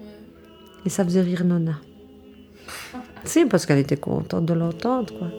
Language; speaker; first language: French; early bilingual, other home language; Italian